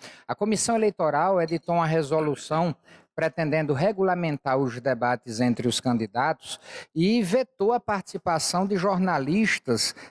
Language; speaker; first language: Portuguese; native; Portuguese